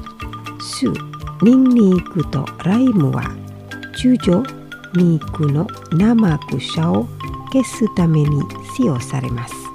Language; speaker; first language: Japanese; non-native, fluent; Indonesian